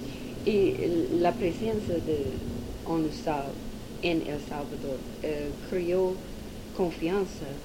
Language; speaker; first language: Spanish; non-native, learner; English